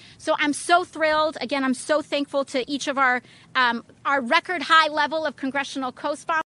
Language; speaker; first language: English; native; English